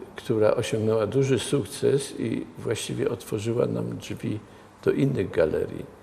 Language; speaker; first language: Polish; native; Polish